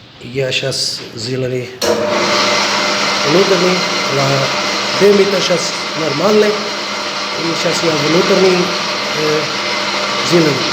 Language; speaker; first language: Russian; non-native, learner; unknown